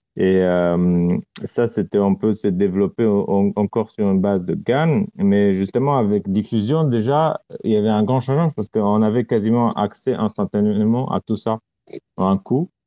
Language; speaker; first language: French; non-native, fluent; Romanian